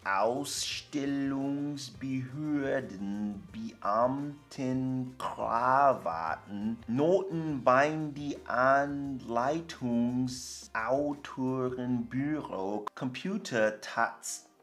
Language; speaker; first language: German; non-native, learner; English